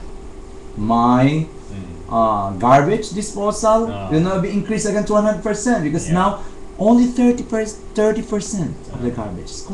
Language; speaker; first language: English; non-native, fluent; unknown